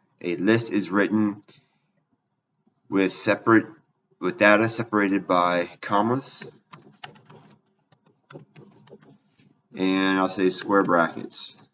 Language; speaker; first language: English; native; English